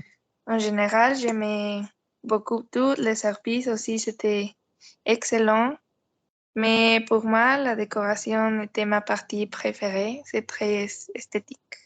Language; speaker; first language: French; non-native, learner; Spanish